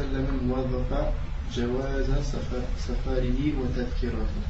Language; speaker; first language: Arabic; non-native, learner; French